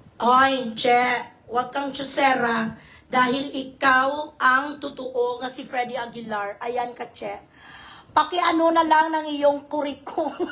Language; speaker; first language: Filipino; non-native, local second language; Hiligaynon